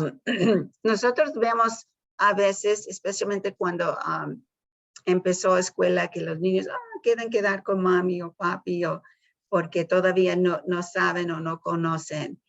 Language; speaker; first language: Spanish; early bilingual, heritage; Spanish